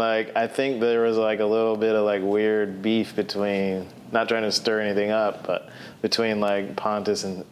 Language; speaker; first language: English; native; English